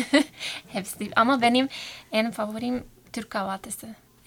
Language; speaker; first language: Turkish; non-native, fluent; Hungarian